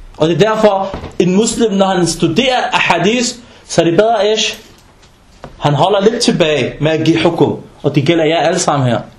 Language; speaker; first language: Danish; non-native, fluent; Arabic